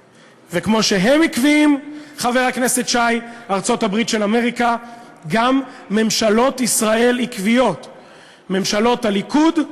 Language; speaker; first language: Hebrew; native; Hebrew